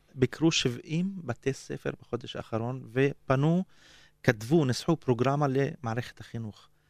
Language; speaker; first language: Hebrew; non-native, local second language; Arabic